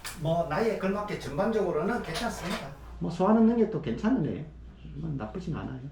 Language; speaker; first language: Korean; native; Korean